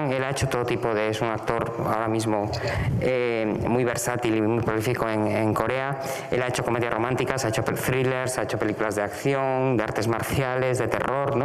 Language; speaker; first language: Spanish; native; Spanish